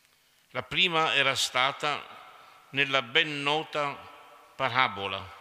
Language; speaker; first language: Italian; native; Italian